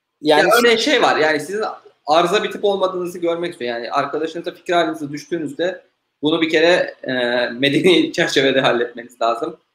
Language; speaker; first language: Turkish; native; Turkish